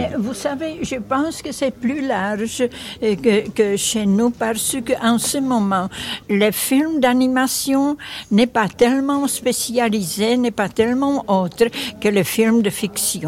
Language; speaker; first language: French; non-native, fluent; Czech